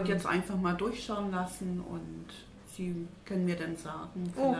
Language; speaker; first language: German; native; German